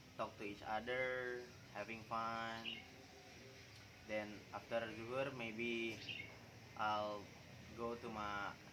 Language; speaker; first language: English; non-native, learner; Indonesian